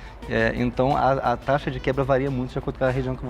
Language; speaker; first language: Portuguese; native; Portuguese